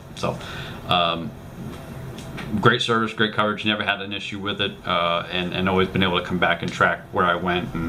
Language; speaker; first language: English; native; English